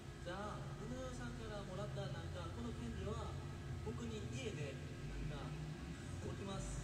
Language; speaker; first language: Japanese; non-native, learner; Korean